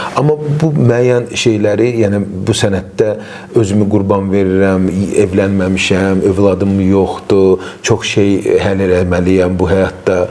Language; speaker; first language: Azerbaijani; non-native, local second language; Russian